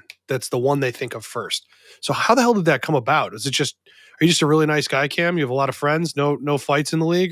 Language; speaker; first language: English; native; English